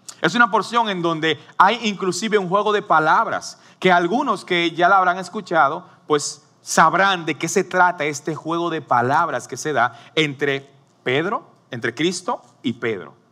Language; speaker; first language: Spanish; native; Spanish